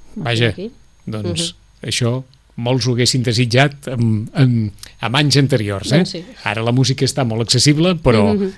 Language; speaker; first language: Catalan; native; Catalan